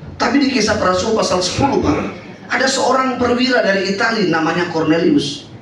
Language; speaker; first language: Indonesian; native; Indonesian